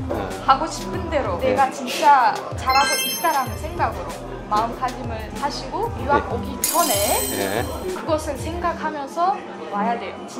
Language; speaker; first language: Korean; non-native, fluent; Uzbek